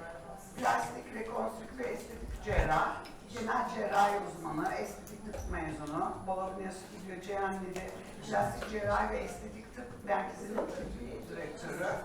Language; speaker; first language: Turkish; native; Turkish